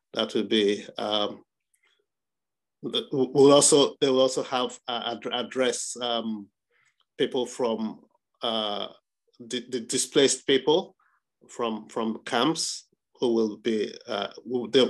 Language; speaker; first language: English; non-native, local second language; Igbo